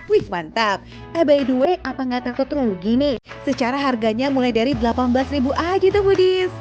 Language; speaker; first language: Indonesian; native; Indonesian